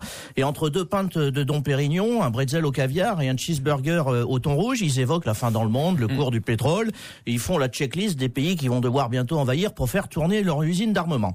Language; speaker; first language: French; native; French